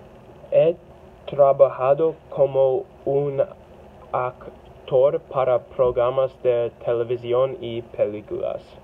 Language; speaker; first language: Spanish; non-native, learner; English